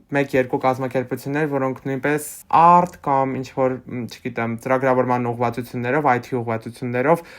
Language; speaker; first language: Armenian; native; Armenian